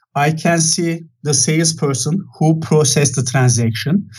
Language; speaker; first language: English; non-native, fluent; Turkish